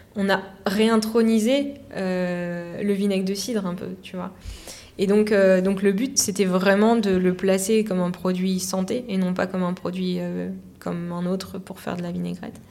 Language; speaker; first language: French; native; French